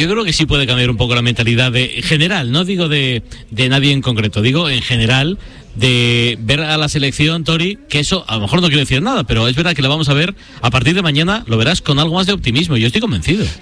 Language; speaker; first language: Spanish; native; Spanish